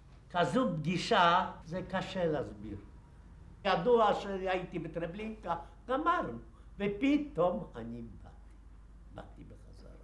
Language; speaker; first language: Hebrew; non-native, fluent; Polish